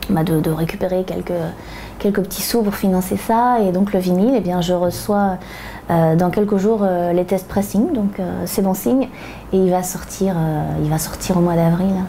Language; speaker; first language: French; native; French